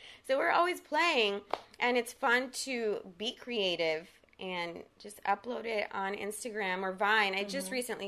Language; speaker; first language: English; early bilingual, other home language; Spanish